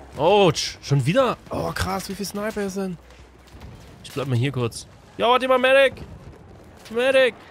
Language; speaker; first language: German; native; German